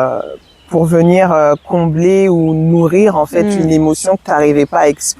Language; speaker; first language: French; native; French